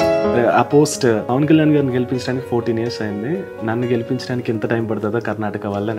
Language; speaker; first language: Telugu; native; Telugu